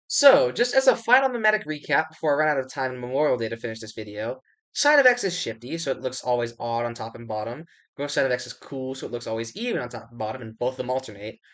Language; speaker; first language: English; native; English